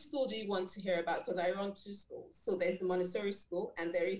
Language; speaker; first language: English; non-native, local second language; Yoruba